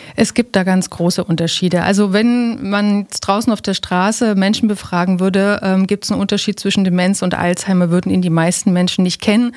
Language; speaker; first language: German; native; German